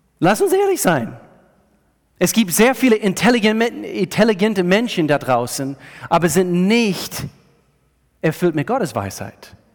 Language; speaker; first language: German; non-native, fluent; English